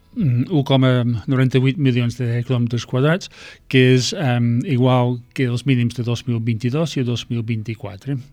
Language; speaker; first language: Catalan; non-native, fluent; English